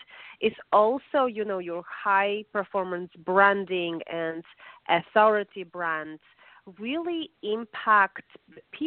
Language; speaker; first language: English; non-native, fluent; Polish